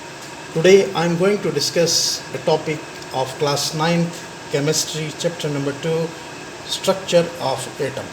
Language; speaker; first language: English; non-native, local second language; Pashto